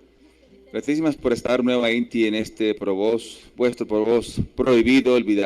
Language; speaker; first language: Spanish; native; Spanish